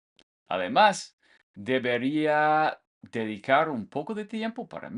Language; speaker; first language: Spanish; non-native, fluent; English